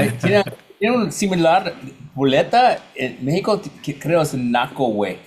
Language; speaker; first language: Spanish; non-native, learner; English